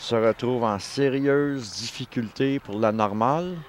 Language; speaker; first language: French; native; French